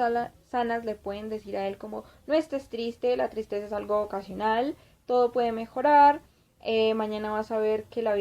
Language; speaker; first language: Spanish; native; Spanish